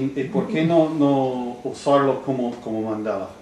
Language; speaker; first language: Spanish; non-native, learner; English